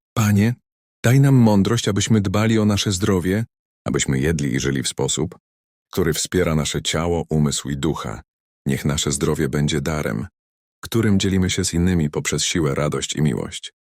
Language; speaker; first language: Polish; native; Polish